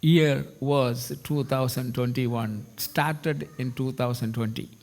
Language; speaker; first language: English; non-native, local second language; Hindi